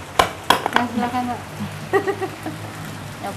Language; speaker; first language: Indonesian; non-native, local second language; Javanese